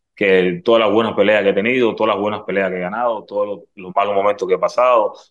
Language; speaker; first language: Spanish; native; Spanish